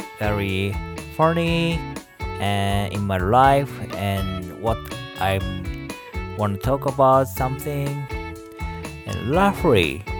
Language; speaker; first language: English; non-native, learner; Japanese